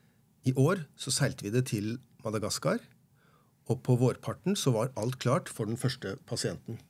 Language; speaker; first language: Norwegian; native; Norwegian